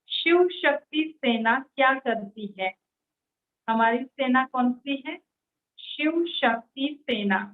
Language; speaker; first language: Hindi; non-native, local second language; Marathi